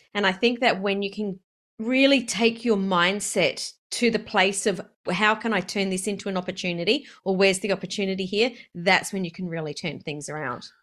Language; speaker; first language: English; native; English